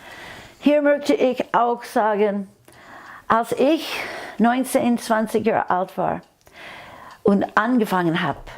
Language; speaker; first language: German; non-native, fluent; English